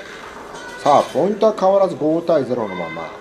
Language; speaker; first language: Japanese; native; Japanese